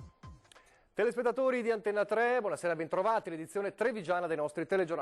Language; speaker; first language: Italian; native; Italian